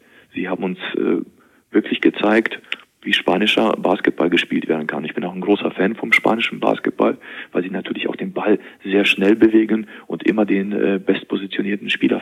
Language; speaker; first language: German; native; German